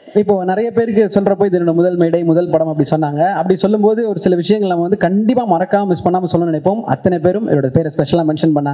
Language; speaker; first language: Tamil; native; Tamil